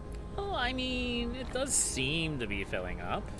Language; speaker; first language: English; native; English